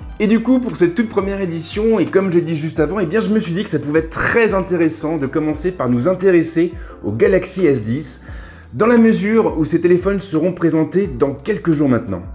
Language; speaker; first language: French; native; French